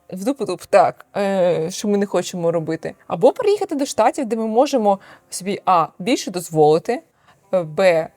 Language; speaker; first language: Ukrainian; native; Ukrainian